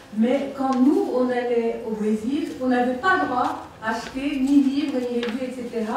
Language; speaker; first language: French; non-native, fluent; Portuguese